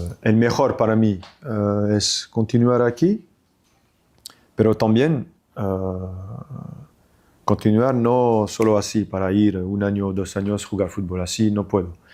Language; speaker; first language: Spanish; non-native, fluent; French